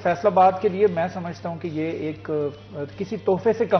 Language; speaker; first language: Hindi; non-native, local second language; Punjabi